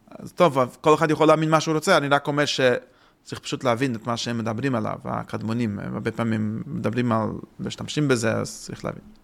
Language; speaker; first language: Hebrew; non-native, fluent; English